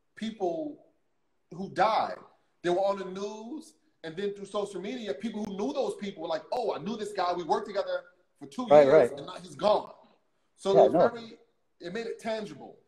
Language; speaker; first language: English; native; English